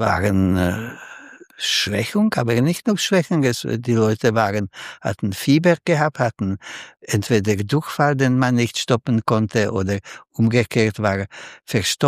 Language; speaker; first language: German; non-native, fluent; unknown